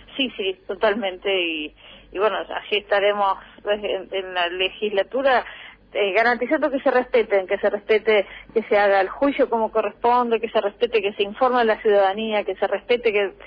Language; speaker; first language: Spanish; native; Spanish